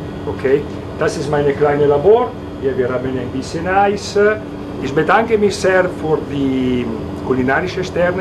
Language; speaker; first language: German; non-native, learner; Italian